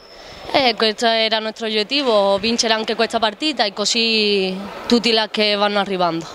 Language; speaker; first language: Italian; non-native, learner; Spanish